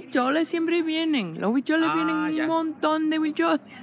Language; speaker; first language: Spanish; non-native, fluent; English